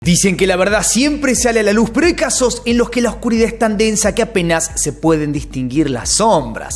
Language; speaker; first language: Spanish; native; Spanish